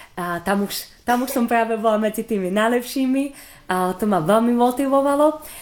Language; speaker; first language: Slovak; native; Slovak